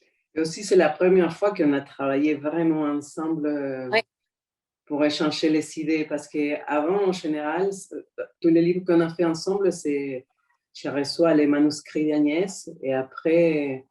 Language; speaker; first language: French; non-native, fluent; Spanish